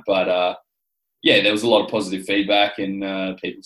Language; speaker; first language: English; native; English